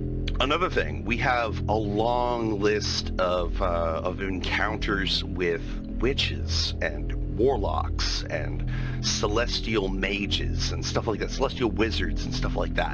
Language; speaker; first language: English; native; English